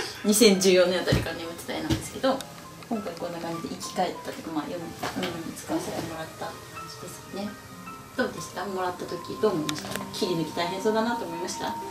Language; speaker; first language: Japanese; native; Japanese